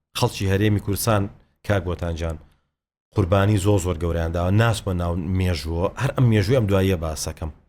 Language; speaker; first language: Central Kurdish; native; Central Kurdish